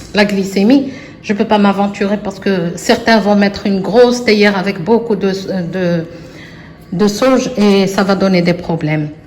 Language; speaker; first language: French; non-native, local second language; Arabic